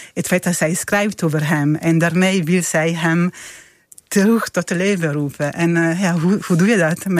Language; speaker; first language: Dutch; non-native, fluent; Italian